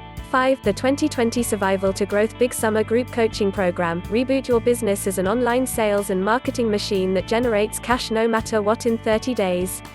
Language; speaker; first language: English; native; English